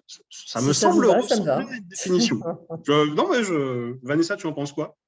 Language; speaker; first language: French; native; French